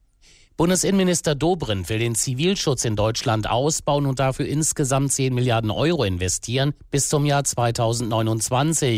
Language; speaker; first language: German; native; German